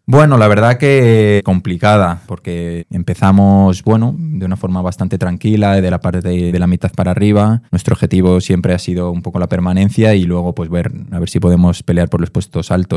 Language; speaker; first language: Spanish; native; Spanish